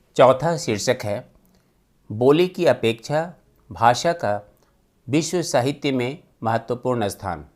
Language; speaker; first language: Hindi; native; Hindi